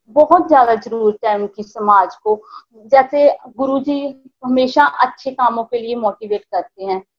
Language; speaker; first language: Hindi; native; Hindi